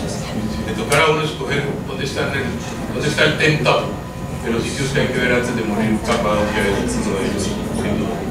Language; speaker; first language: Spanish; native; Spanish